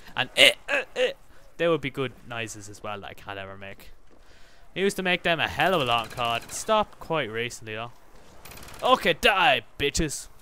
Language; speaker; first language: English; native; English